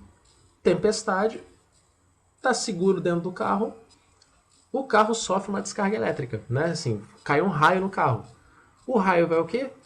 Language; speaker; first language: Portuguese; native; Portuguese